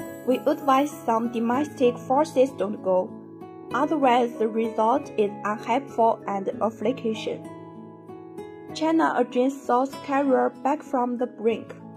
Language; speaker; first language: English; non-native, learner; Chinese